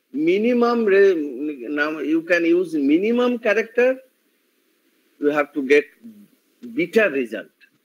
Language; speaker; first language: English; non-native, local second language; Bangla